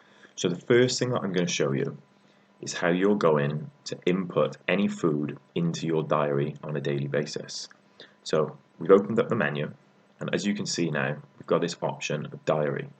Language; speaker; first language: English; native; English